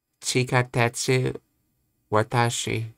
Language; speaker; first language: Japanese; non-native, learner; English